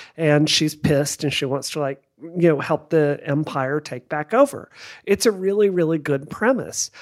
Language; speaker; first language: English; native; English